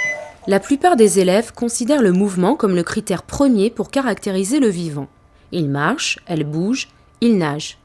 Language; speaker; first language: French; native; French